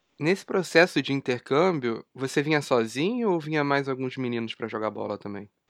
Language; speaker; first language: Portuguese; native; Portuguese